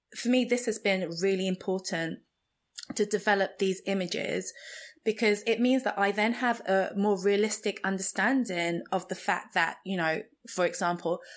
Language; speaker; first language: English; non-native, local second language; Igbo